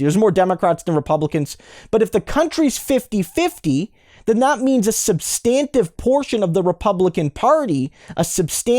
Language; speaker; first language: English; native; English